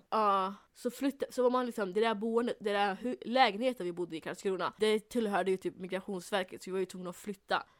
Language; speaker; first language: Swedish; early bilingual, other home language; Somali